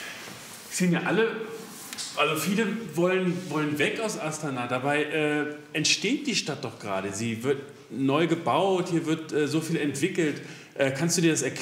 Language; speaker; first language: German; native; German